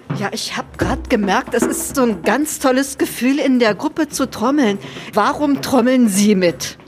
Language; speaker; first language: German; native; German